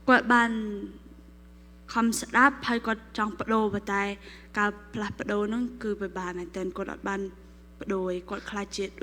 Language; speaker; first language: Khmer; non-native, local second language; Korean